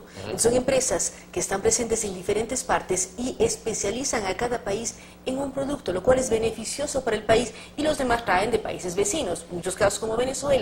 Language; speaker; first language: Spanish; native; Spanish